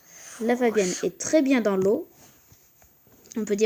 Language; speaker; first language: French; native; French